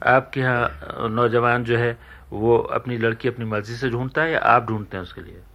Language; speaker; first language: Urdu; native; Urdu